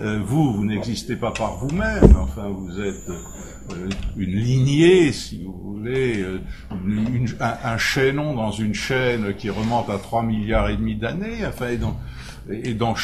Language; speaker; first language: French; native; French